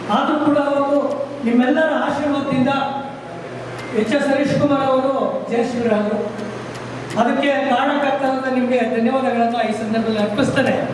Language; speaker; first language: Kannada; native; Kannada